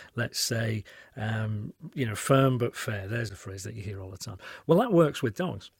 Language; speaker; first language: English; native; English